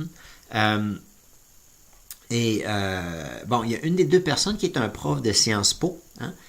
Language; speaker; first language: French; native; French